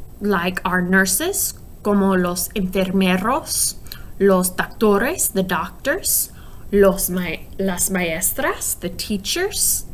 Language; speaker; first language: Spanish; non-native, learner; English